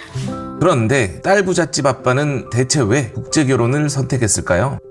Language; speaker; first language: Korean; native; Korean